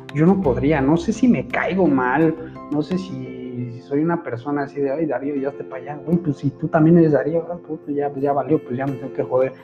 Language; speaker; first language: Spanish; native; Spanish